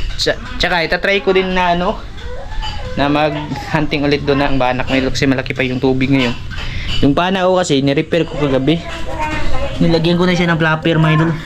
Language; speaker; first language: Filipino; non-native, local second language; Cebuano